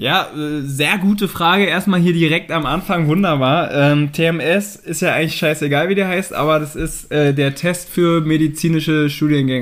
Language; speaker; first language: German; native; German